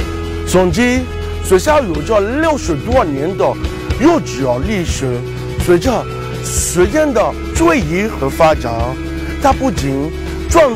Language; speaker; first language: Chinese; non-native, fluent; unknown